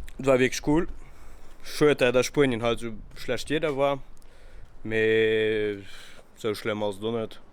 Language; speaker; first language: Luxembourgish; early bilingual, other home language; Portuguese